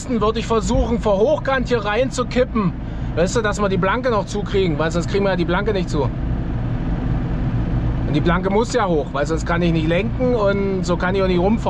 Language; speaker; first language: German; native; German